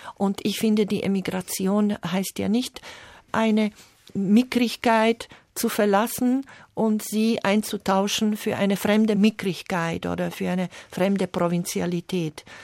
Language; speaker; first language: German; non-native, fluent; Slovak